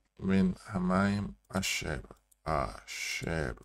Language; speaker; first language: Hebrew; non-native, learner; Korean